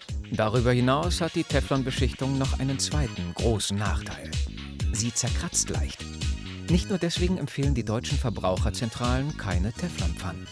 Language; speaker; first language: German; native; German